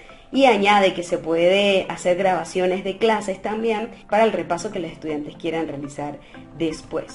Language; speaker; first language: Spanish; native; Spanish